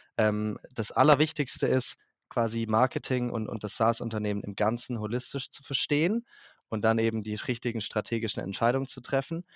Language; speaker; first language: German; native; German